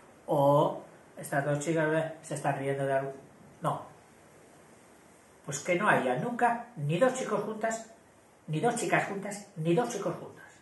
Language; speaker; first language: Spanish; native; Spanish